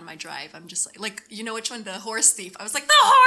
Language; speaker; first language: English; native; English